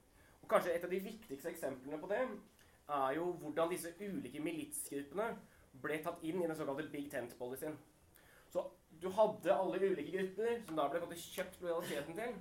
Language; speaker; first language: Norwegian; native; Norwegian